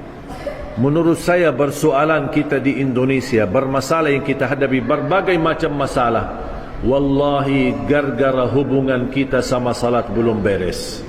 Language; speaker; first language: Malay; non-native, fluent; Arabic